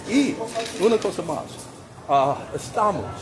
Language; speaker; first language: Spanish; non-native, learner; English